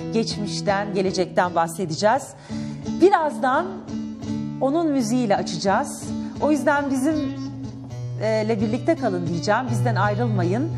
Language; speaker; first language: Turkish; native; Turkish